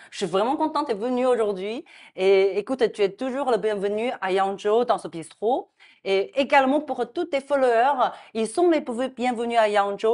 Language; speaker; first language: French; non-native, fluent; Chinese